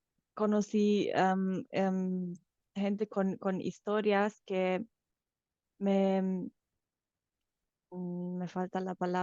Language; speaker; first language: Spanish; non-native, fluent; Romanian